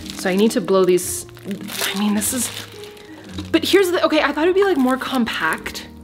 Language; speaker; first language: English; native; English